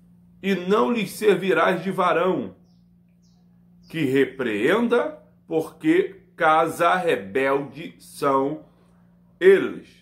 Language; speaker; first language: Portuguese; native; Portuguese